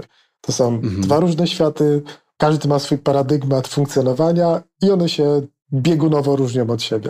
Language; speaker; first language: Polish; native; Polish